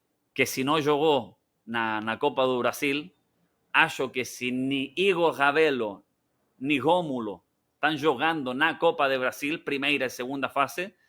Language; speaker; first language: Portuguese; non-native, learner; Spanish